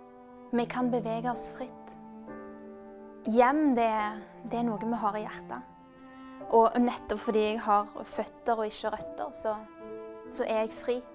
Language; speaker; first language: Norwegian; early bilingual, other home language; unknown